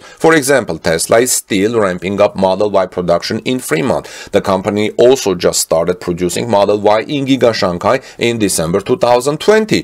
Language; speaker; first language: English; non-native, fluent; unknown